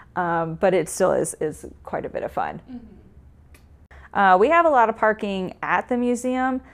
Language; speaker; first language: English; native; English